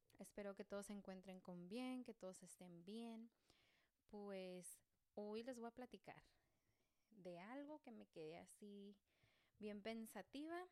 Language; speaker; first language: Spanish; early bilingual, heritage; Spanish